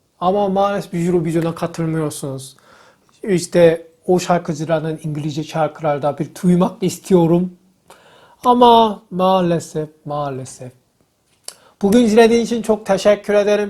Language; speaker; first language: Turkish; non-native, fluent; Korean